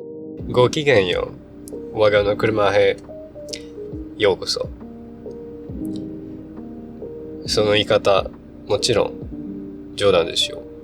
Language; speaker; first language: Japanese; non-native, learner; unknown